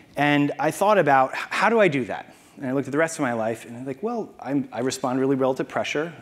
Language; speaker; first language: English; native; English